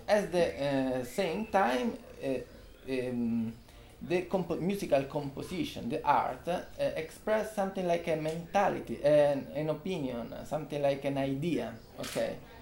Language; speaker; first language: English; non-native, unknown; Italian